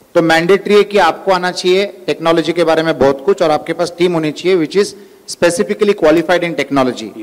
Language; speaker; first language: Hindi; non-native, local second language; Marathi